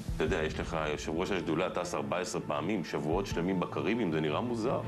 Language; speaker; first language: Hebrew; native; Hebrew